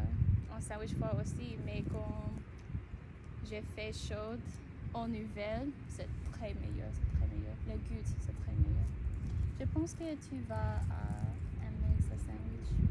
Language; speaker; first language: French; non-native, learner; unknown